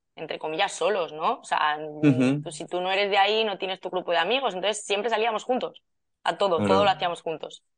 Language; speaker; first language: Spanish; native; Spanish